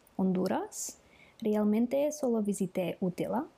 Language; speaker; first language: Spanish; non-native, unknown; English